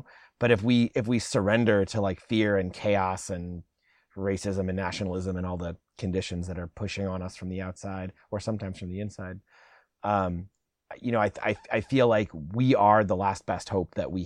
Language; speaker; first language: English; native; English